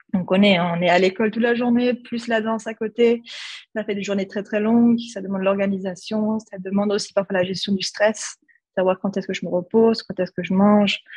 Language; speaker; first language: French; non-native, fluent; German